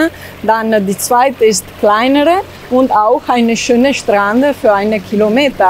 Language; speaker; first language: German; non-native, learner; Italian